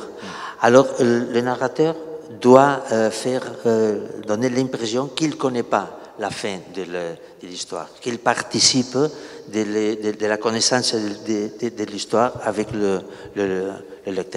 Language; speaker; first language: French; non-native, learner; Catalan